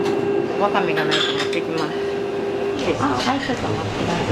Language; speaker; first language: Japanese; native; Japanese